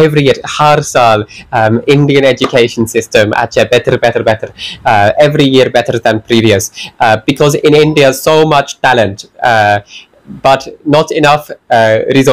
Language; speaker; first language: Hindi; non-native, learner; English